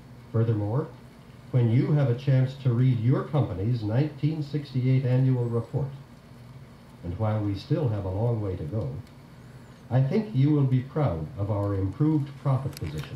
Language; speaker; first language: English; native; English